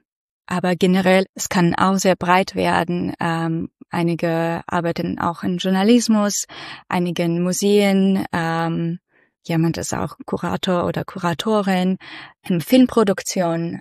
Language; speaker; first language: German; non-native, fluent; Russian